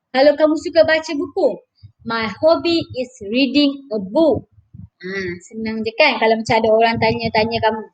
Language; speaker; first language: Malay; native; Malay